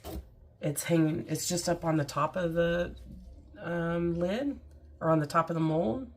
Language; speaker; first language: English; native; English